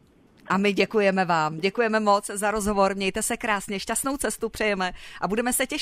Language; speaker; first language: Czech; native; Czech